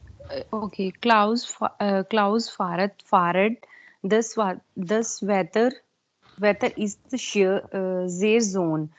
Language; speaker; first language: German; non-native, learner; Hindi